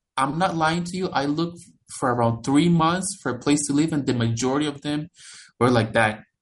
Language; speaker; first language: English; non-native, fluent; Spanish